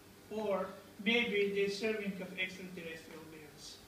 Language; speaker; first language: English; non-native, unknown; Bulgarian